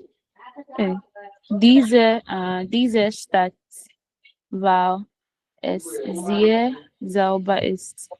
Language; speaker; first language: German; non-native, learner; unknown